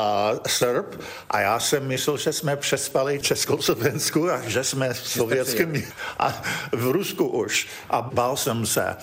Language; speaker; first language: Czech; early bilingual, heritage; Czech